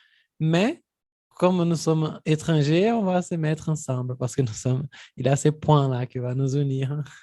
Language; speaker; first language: French; non-native, fluent; Portuguese